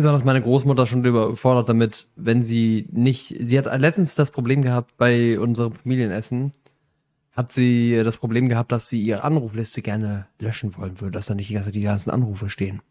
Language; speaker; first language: German; native; German